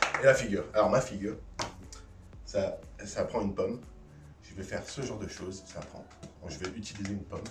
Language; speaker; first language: French; native; French